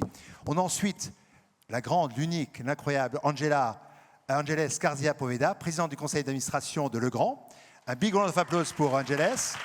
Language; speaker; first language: French; native; French